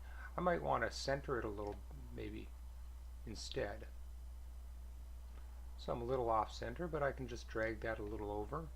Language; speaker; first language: English; native; English